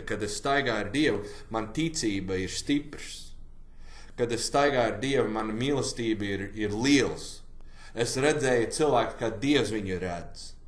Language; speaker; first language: Latvian; non-native, learner; English